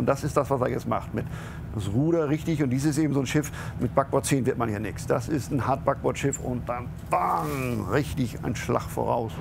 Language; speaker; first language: German; native; German